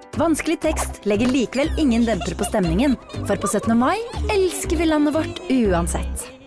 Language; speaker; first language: Norwegian; native; Norwegian